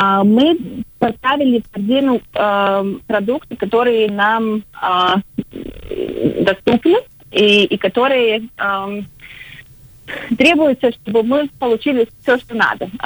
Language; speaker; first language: Russian; non-native, local second language; Latvian